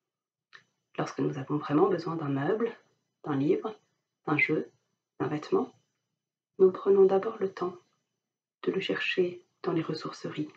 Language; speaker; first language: French; native; French